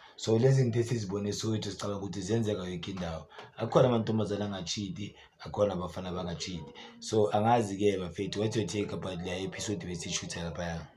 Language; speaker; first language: Zulu; native; Zulu